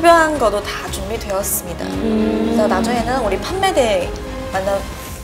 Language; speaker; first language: Korean; non-native, learner; Chinese